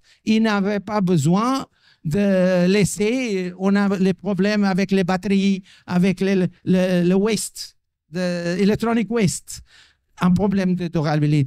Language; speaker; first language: French; non-native, fluent; Portuguese